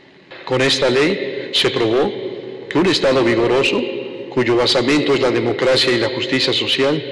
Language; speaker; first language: Spanish; native; Spanish